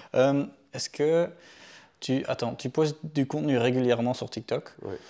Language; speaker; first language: French; native; French